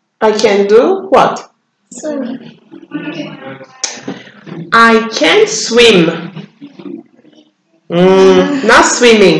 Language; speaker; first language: English; non-native, learner; Turkish